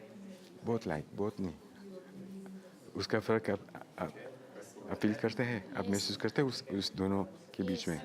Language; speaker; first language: Hindi; non-native, learner; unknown